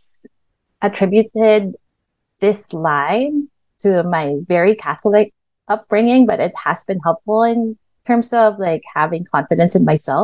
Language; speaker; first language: English; non-native, local second language; Filipino